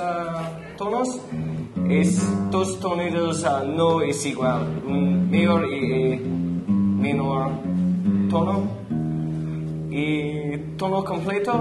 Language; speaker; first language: Spanish; non-native, learner; English